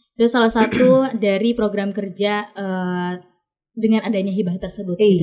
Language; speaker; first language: Indonesian; native; Indonesian